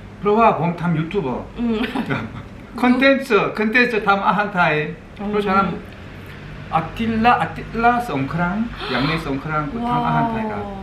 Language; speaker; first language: Thai; non-native, learner; Korean